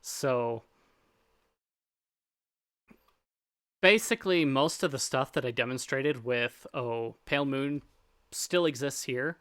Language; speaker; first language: English; native; English